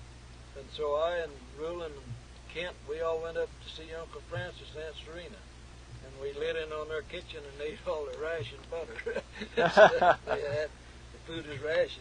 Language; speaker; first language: English; native; English